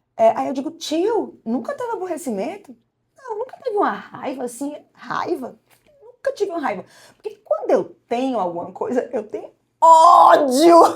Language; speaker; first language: Portuguese; native; Portuguese